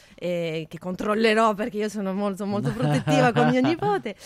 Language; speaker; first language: Italian; non-native, fluent; French